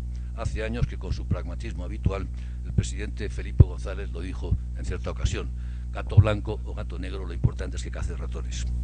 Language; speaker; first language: Spanish; native; Spanish